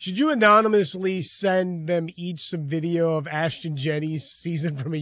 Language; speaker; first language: English; native; English